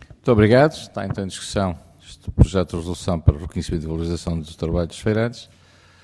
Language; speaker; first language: Portuguese; native; Portuguese